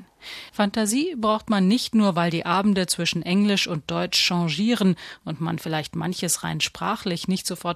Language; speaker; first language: German; native; German